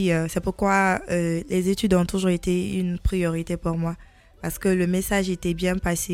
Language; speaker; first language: French; non-native, local second language; Mandingo